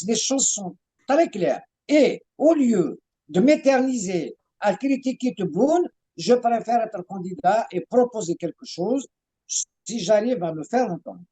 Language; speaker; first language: French; non-native, local second language; Kabyle